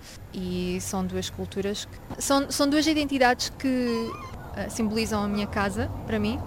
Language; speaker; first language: Portuguese; early bilingual, heritage; Portuguese